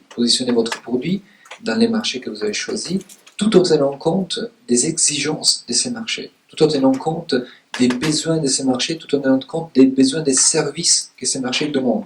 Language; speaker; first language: French; native; French